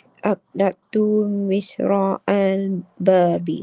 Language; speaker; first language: Arabic; non-native, learner; Malay